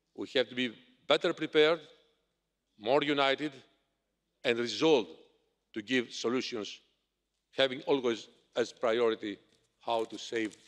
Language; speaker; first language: English; non-native, fluent; Greek